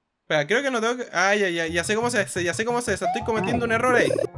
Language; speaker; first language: Spanish; native; Spanish